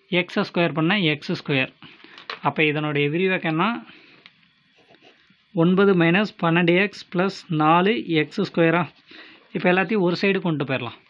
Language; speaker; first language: Tamil; native; Tamil